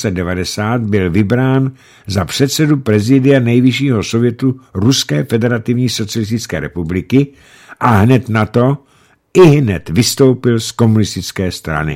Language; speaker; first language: Czech; native; Czech